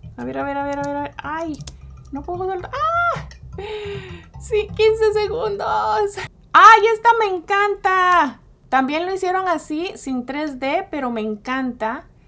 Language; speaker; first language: Spanish; early bilingual, heritage; Spanish